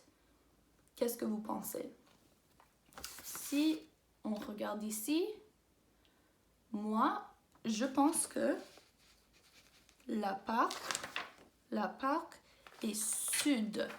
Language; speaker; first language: French; non-native, local second language; English